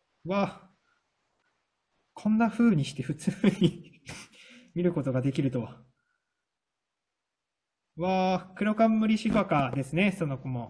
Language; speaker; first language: Japanese; native; Japanese